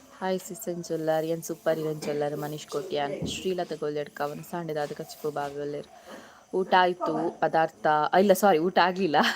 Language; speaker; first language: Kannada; non-native, local second language; Tulu